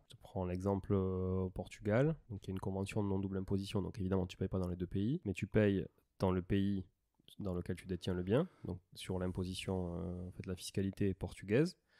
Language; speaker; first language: French; native; French